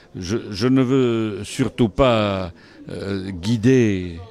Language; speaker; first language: French; native; French